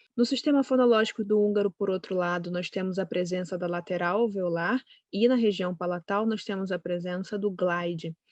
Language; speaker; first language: Portuguese; native; Portuguese